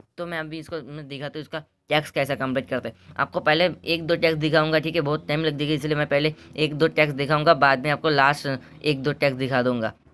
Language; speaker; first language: Hindi; non-native, local second language; Bangla